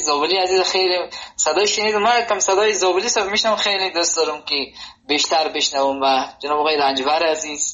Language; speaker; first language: Persian; native; Persian